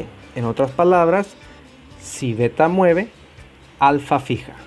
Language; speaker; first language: Spanish; native; Spanish